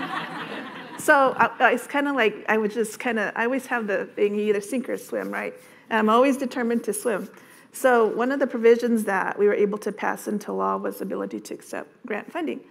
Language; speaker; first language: English; native; English